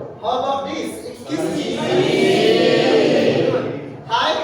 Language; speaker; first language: English; non-native, fluent; Indonesian